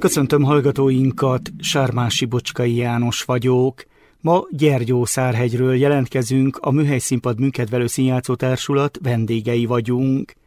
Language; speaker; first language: Hungarian; native; Hungarian